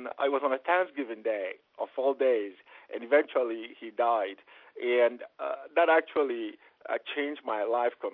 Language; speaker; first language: English; non-native, local second language; Igbo